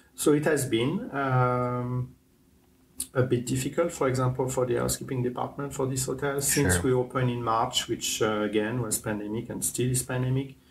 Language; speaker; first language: English; non-native, fluent; French